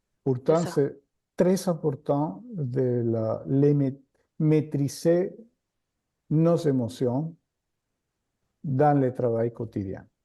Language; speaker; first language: French; non-native, fluent; Spanish